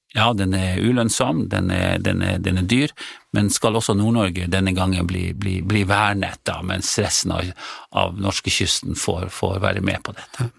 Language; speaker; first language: Norwegian; native; Norwegian